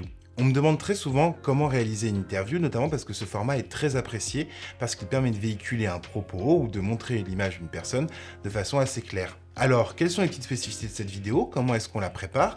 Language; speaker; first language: French; native; French